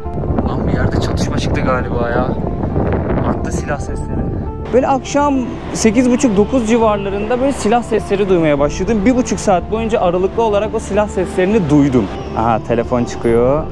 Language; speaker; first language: Turkish; native; Turkish